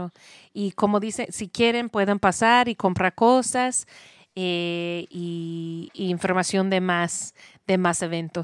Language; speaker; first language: Spanish; non-native, learner; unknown